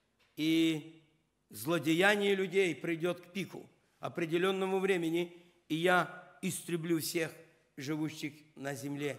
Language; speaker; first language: Russian; non-native, local second language; Ukrainian